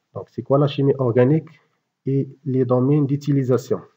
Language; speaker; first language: French; non-native, local second language; Arabic